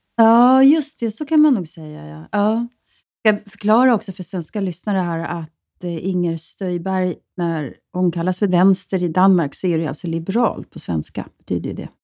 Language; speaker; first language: Swedish; native; Swedish